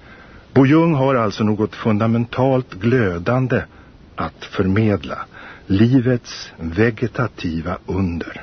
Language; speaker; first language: Swedish; native; Swedish